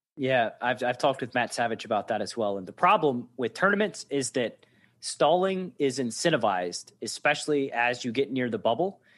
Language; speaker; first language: English; native; English